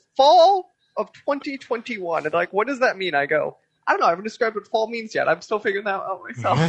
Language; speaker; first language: English; native; English